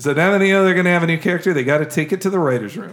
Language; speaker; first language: English; native; English